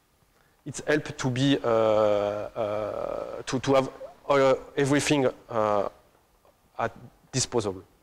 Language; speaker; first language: English; non-native, fluent; French